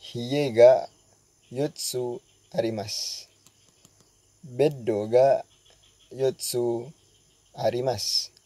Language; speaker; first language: Japanese; non-native, learner; Malay